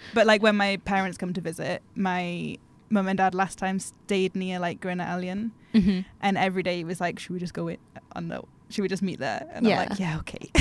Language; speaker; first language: English; native; English